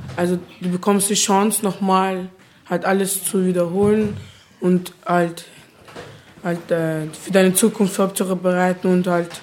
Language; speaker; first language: German; early bilingual, other home language; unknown